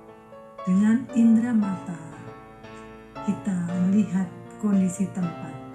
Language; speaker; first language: Indonesian; native; Indonesian